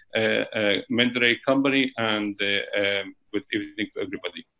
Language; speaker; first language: English; non-native, fluent; Arabic